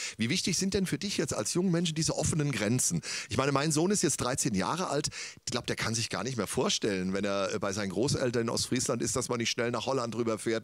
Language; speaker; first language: German; native; German